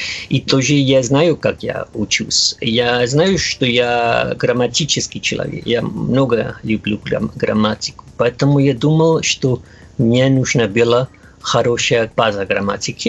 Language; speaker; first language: Russian; non-native, learner; Spanish